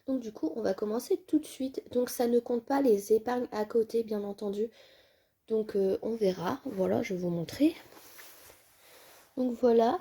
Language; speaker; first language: French; native; French